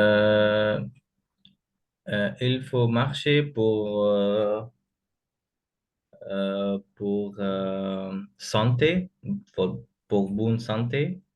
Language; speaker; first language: French; non-native, learner; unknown